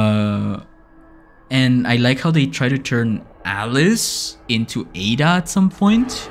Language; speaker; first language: English; non-native, fluent; Spanish